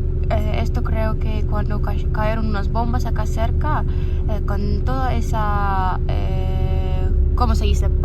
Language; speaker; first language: Spanish; non-native, fluent; Ukrainian